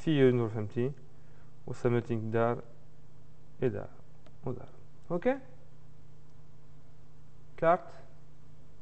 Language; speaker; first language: Norwegian; non-native, learner; French